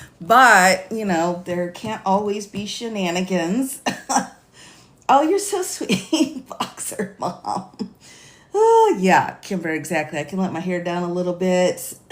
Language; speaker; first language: English; native; English